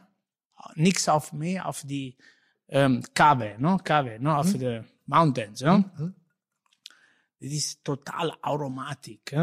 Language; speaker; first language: German; non-native, learner; Italian